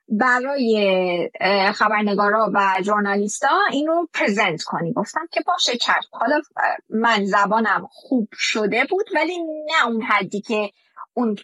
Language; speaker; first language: Persian; native; Persian